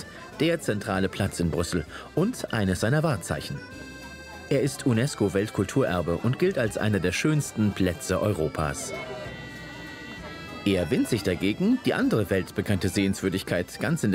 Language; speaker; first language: German; native; German